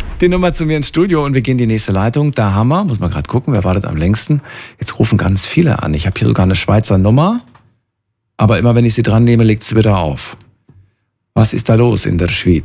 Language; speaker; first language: German; native; German